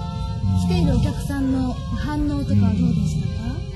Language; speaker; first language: Japanese; native; Japanese